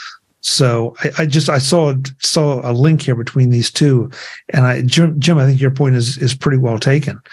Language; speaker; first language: English; native; English